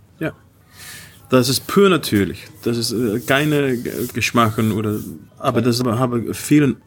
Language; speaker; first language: German; non-native, learner; Dutch